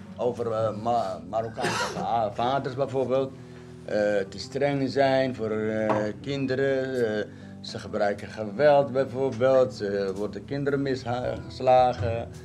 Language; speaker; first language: Dutch; non-native, fluent; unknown